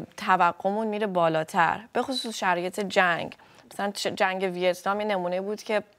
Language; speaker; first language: Persian; native; Persian